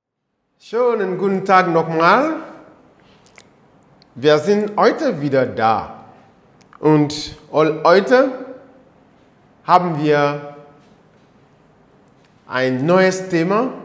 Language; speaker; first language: German; non-native, fluent; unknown